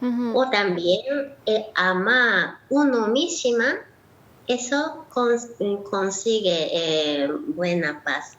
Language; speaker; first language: Spanish; non-native, learner; Japanese